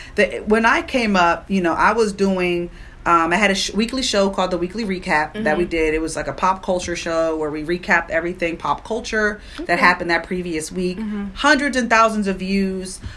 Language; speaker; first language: English; native; English